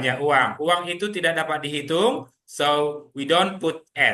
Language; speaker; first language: Indonesian; native; Indonesian